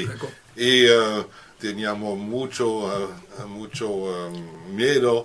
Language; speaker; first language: Spanish; non-native, learner; French